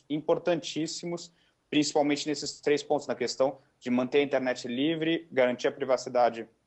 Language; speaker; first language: Portuguese; native; Portuguese